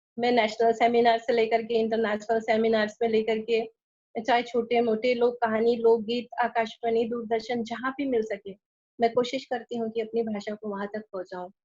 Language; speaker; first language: Hindi; non-native, local second language; Chhattisgarhi